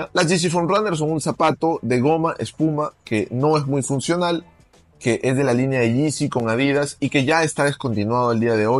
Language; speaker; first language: Spanish; native; Spanish